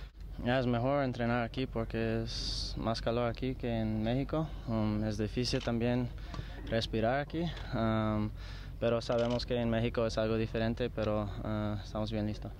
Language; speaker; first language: Spanish; non-native, learner; English